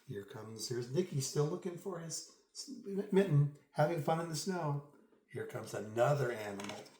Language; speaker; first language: English; native; English